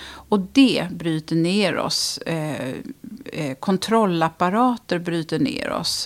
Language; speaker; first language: Swedish; native; Swedish